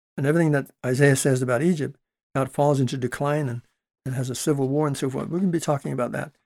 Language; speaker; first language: English; early bilingual, other home language; Dutch